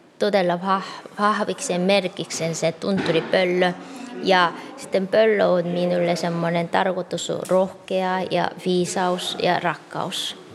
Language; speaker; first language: Finnish; non-native, learner; Korean